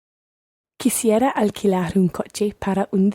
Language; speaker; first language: Spanish; non-native, learner; English